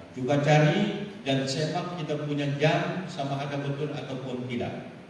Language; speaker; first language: Malay; native; Malay